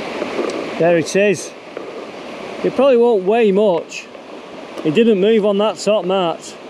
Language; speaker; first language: English; native; English